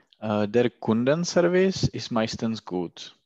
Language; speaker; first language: German; non-native, learner; Czech